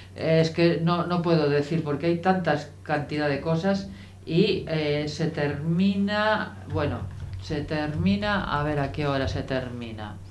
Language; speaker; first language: Spanish; native; Spanish